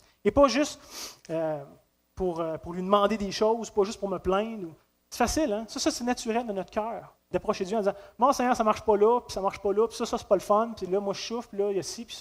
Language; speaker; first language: French; native; French